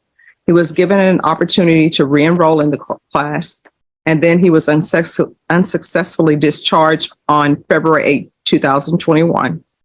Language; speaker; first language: English; native; English